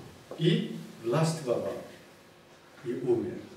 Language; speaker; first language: Russian; non-native, fluent; Korean